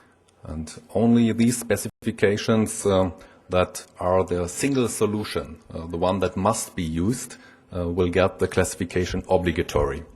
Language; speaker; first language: English; non-native, fluent; German